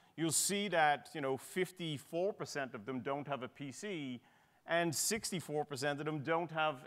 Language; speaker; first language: English; native; English